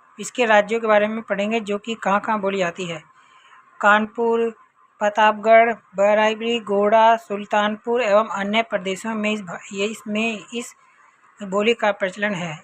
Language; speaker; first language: Hindi; native; Hindi